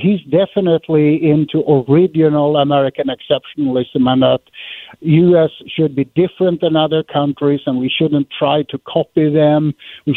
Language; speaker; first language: English; non-native, fluent; Swedish